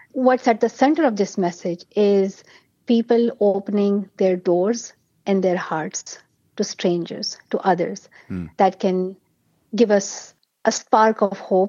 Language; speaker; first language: English; non-native, local second language; Pashto